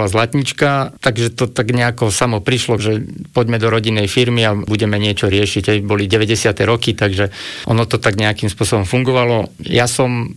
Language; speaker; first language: Slovak; native; Slovak